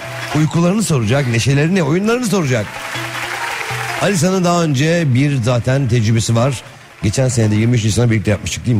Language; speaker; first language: Turkish; native; Turkish